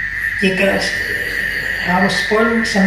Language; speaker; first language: Indonesian; non-native, learner; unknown